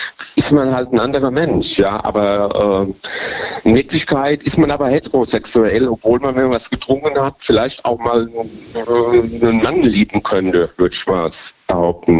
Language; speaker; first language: German; native; German